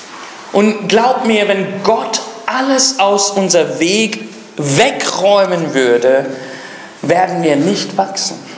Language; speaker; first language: German; non-native, fluent; English